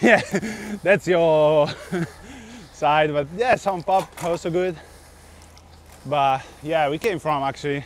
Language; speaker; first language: English; non-native, fluent; Italian